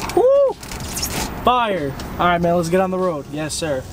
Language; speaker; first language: English; native; English